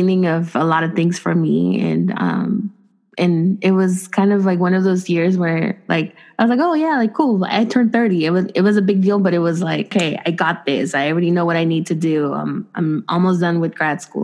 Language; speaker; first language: English; non-native, fluent; Spanish